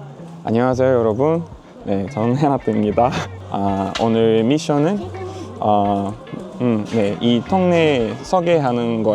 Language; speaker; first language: Korean; non-native, learner; Portuguese